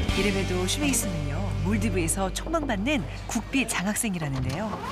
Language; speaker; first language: Korean; native; Korean